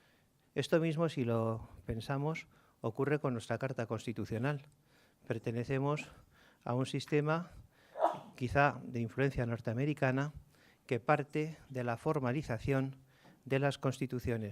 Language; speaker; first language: Spanish; native; Spanish